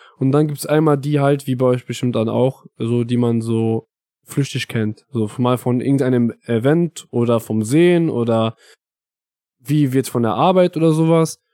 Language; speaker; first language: German; early bilingual, other home language; Italian